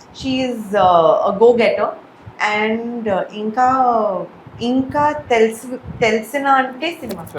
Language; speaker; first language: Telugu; non-native, local second language; Urdu